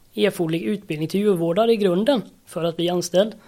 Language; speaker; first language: Swedish; native; Swedish